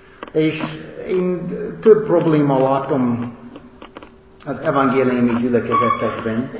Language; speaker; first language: Hungarian; non-native, learner; English